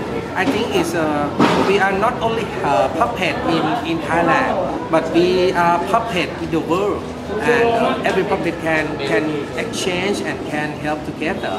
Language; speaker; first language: English; non-native, learner; Thai